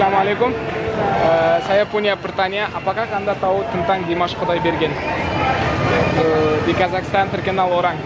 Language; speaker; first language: Indonesian; non-native, learner; Kazakh